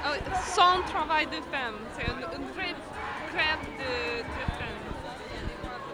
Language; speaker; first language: French; non-native, fluent; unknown